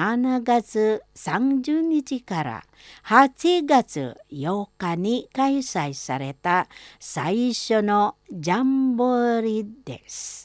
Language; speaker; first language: Japanese; non-native, fluent; Indonesian